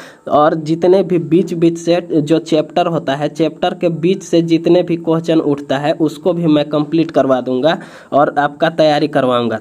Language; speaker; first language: Hindi; native; Hindi